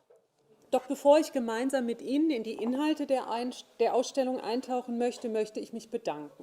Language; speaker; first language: German; native; German